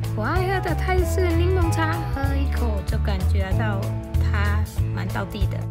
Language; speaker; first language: Chinese; non-native, fluent; Thai